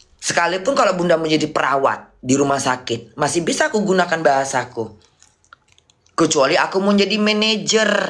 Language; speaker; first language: Indonesian; native; Indonesian